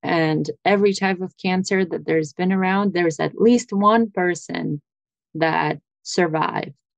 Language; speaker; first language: English; early bilingual, other home language; Russian